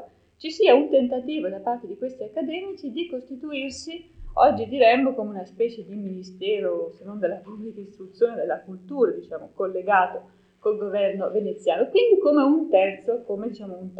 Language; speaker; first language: Italian; native; Italian